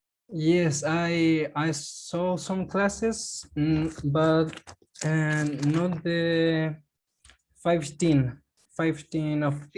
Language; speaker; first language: English; non-native, learner; Spanish